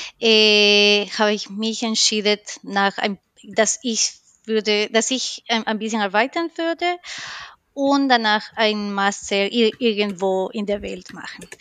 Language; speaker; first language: German; non-native, learner; Spanish